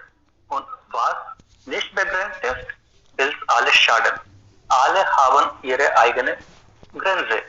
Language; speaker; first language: German; non-native, fluent; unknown